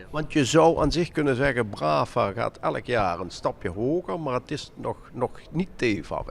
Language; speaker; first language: Dutch; native; Dutch